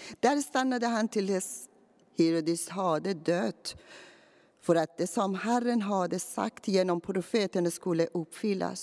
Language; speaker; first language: Swedish; non-native, fluent; Persian